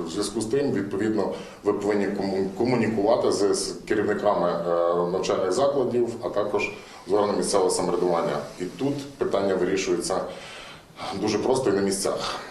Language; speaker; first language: Ukrainian; native; Ukrainian